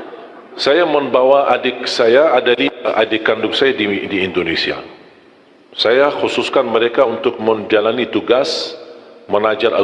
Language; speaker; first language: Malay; non-native, fluent; Arabic